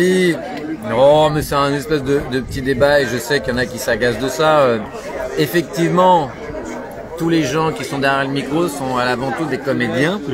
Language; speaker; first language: French; native; French